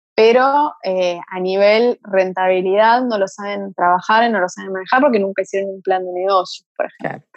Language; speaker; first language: Spanish; early bilingual, other home language; Portuguese